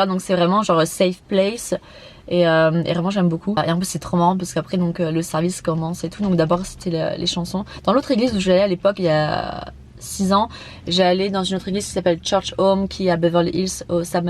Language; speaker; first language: French; native; French